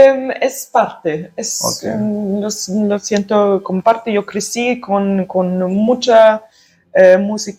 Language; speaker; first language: Spanish; early bilingual, heritage; German